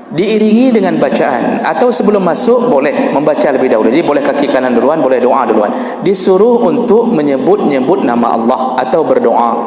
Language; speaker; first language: Malay; non-native, fluent; Achinese